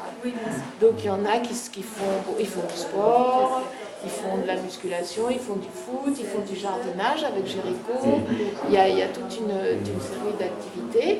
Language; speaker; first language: French; native; French